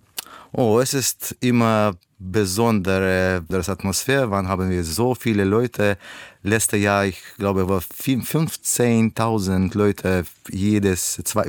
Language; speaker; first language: German; non-native, learner; Russian